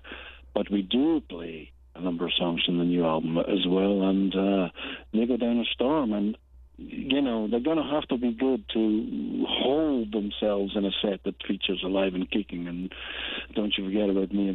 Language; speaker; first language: English; native; English